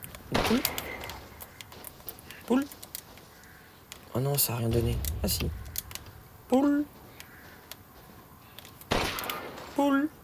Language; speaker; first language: French; native; French